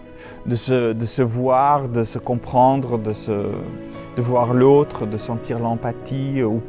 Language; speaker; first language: French; non-native, local second language; Dutch